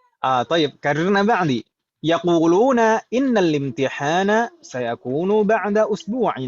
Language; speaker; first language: Arabic; non-native, fluent; Indonesian